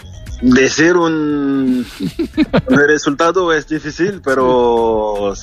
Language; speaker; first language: Spanish; non-native, fluent; French